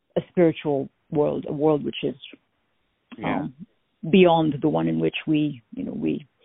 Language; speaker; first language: English; non-native, fluent; French